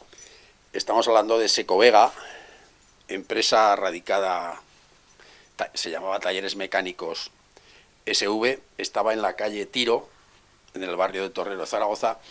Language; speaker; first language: Spanish; native; Spanish